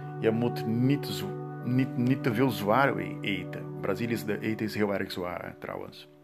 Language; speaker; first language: Dutch; non-native, learner; Portuguese